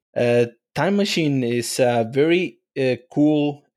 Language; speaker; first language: English; non-native, fluent; Spanish